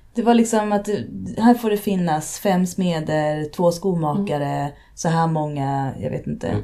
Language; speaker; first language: Swedish; native; Swedish